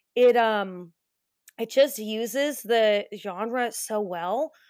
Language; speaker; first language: English; native; English